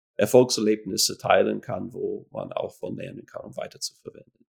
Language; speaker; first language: German; non-native, fluent; English